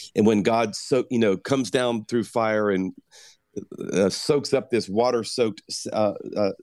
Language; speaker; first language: English; native; English